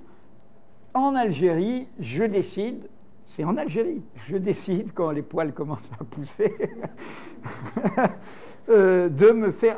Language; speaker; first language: French; native; French